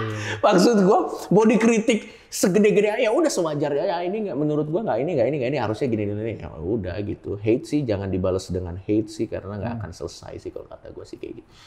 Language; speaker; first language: Indonesian; native; Indonesian